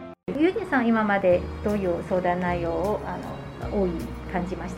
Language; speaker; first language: Japanese; non-native, fluent; Chinese